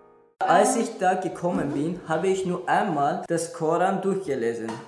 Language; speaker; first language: German; non-native, learner; Persian